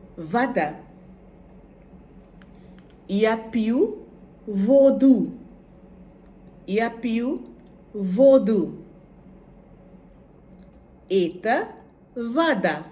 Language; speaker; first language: Russian; non-native, fluent; Bangla